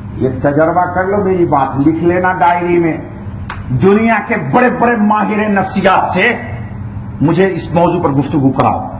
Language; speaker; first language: Urdu; native; Urdu